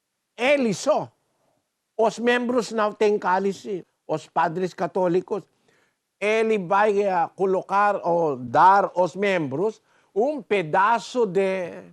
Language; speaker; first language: Portuguese; non-native, learner; Filipino